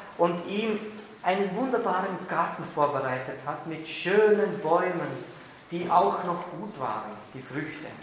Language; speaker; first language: German; native; German